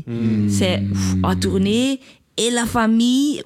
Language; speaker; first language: French; non-native, local second language; Dutch